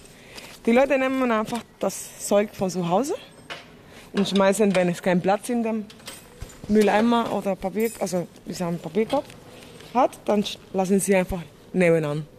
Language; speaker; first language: German; non-native, fluent; Spanish